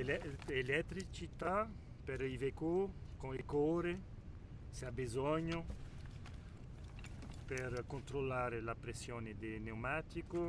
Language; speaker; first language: Italian; non-native, local second language; Spanish